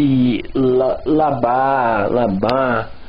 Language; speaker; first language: French; non-native, learner; Portuguese